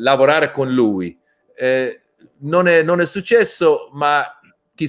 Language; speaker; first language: Italian; non-native, learner; English